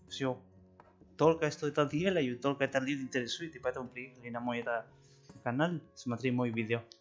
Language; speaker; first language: Russian; non-native, learner; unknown